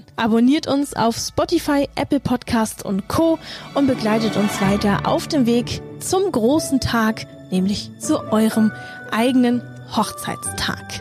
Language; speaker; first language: German; native; German